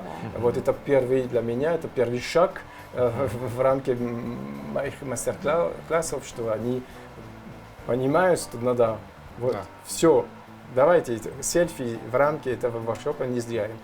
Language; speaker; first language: Russian; non-native, learner; French